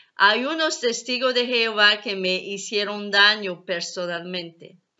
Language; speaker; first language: Spanish; non-native, learner; French